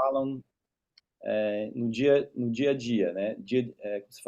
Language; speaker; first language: Portuguese; non-native, fluent; English